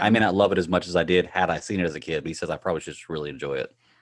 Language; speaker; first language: English; native; English